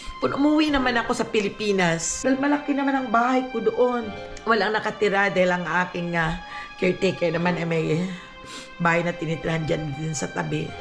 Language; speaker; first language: Filipino; non-native, local second language; Cebuano